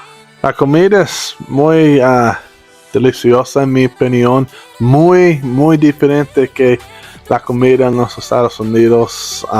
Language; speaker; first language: Spanish; non-native, learner; English